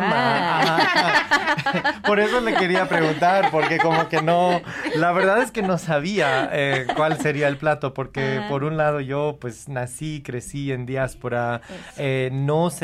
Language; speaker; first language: Spanish; early bilingual, heritage; Spanish